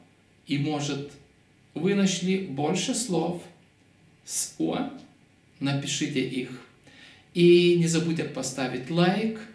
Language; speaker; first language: Russian; non-native, fluent; Lithuanian